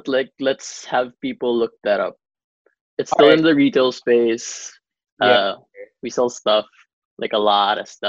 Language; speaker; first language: English; non-native, local second language; Cebuano